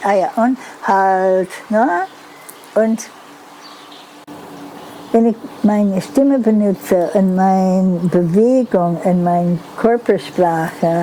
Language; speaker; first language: German; non-native, learner; English